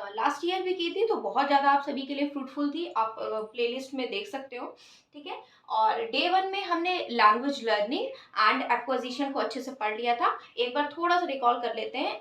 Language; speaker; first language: Hindi; native; Hindi